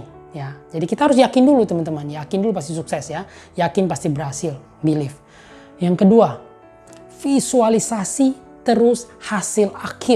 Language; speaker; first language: Indonesian; native; Indonesian